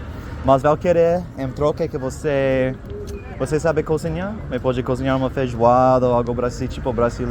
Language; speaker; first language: Portuguese; non-native, learner; English